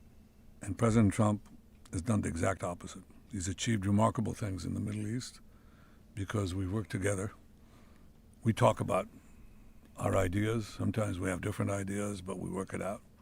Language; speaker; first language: English; non-native, fluent; Hebrew